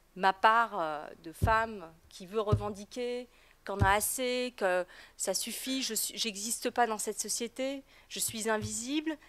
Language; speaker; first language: French; native; French